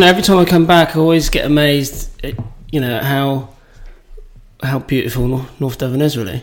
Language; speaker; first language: English; native; English